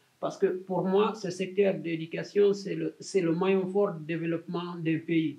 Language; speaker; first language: French; non-native, local second language; Fula